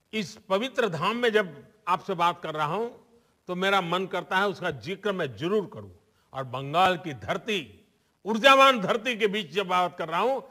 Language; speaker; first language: Hindi; non-native, local second language; Gujarati